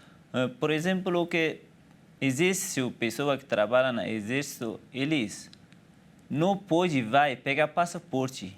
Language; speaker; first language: Portuguese; non-native, learner; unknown